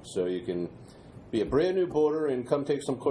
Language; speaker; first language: English; native; English